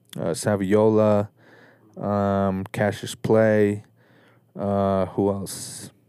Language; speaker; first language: English; early bilingual, other home language; Spanish